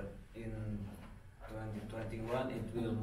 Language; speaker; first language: English; non-native, fluent; Indonesian